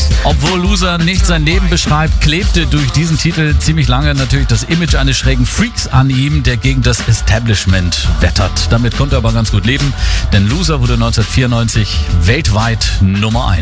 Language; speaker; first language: German; native; German